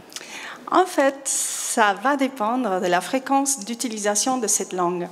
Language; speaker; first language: French; non-native, fluent; Spanish